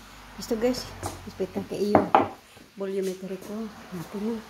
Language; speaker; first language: Italian; non-native, learner; Filipino